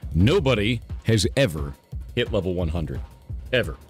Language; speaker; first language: English; native; English